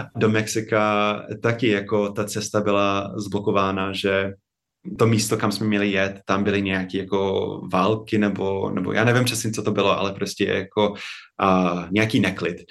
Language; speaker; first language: Czech; non-native, fluent; English